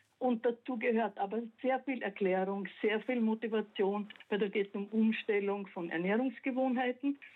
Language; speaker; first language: German; native; German